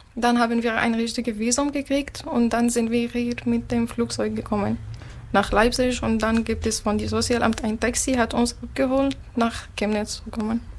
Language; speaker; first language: German; non-native, learner; Arabic